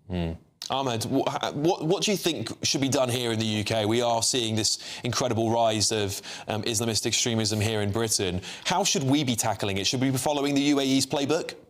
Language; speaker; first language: English; native; English